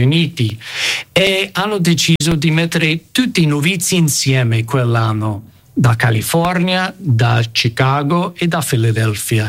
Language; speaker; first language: Italian; non-native, fluent; English